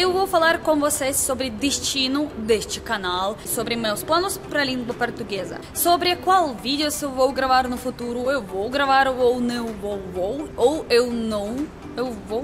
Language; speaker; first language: Portuguese; non-native, learner; Russian